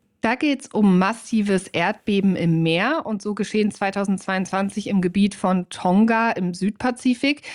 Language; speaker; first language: German; native; German